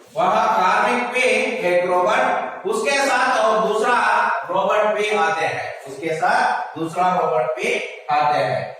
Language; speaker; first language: Hindi; non-native, local second language; Kannada